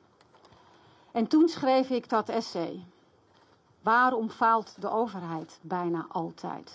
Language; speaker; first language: Dutch; native; Dutch